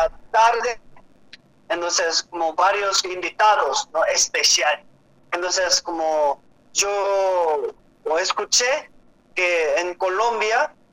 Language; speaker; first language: Spanish; non-native, learner; Korean